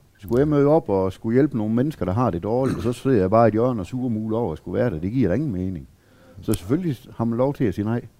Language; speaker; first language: Danish; native; Danish